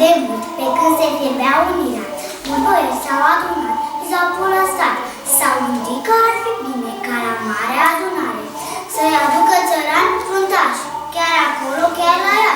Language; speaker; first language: Romanian; native; Romanian